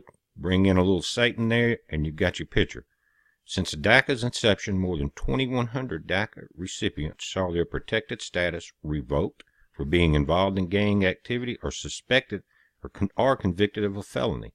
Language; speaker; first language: English; native; English